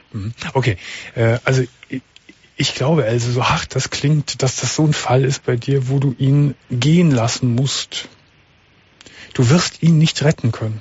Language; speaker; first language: German; native; German